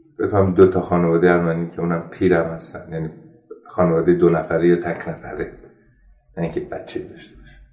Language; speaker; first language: Persian; non-native, local second language; Armenian